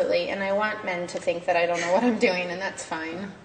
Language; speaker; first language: English; native; English